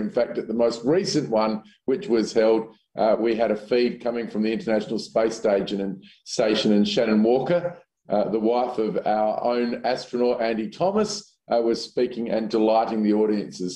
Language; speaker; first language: English; native; English